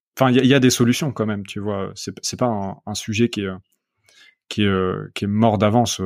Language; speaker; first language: French; native; French